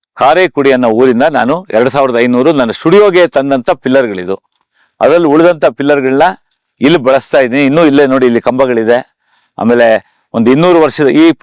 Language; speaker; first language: Kannada; native; Kannada